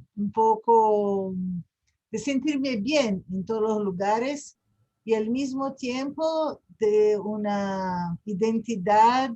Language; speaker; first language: Spanish; non-native, fluent; Portuguese